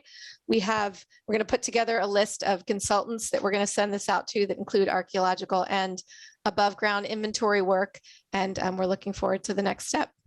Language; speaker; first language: English; native; English